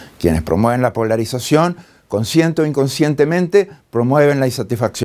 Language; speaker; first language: Spanish; native; Spanish